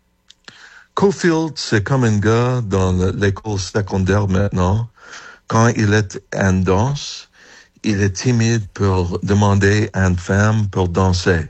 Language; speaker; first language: French; non-native, learner; English